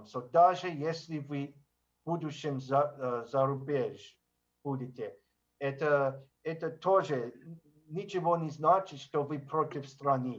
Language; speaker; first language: Russian; non-native, learner; English